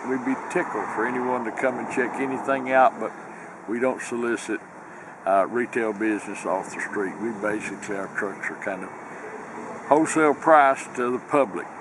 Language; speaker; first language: English; native; English